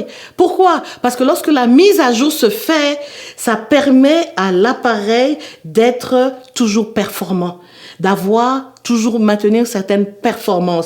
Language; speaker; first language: French; native; French